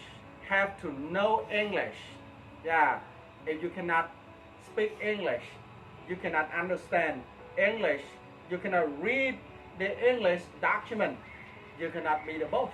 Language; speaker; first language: English; non-native, fluent; Khmer